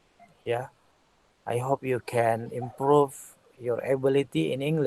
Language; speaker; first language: English; non-native, learner; Indonesian